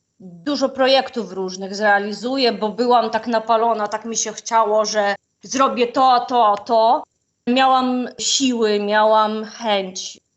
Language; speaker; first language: Polish; non-native, fluent; Ukrainian